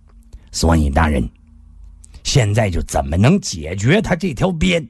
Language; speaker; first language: Chinese; native; Chinese